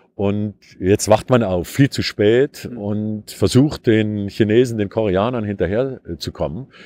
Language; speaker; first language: German; native; German